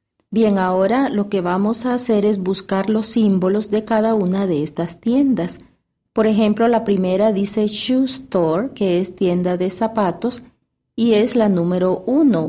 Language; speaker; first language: Spanish; native; Spanish